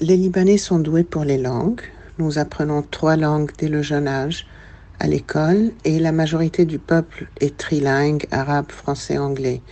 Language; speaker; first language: French; non-native, local second language; Arabic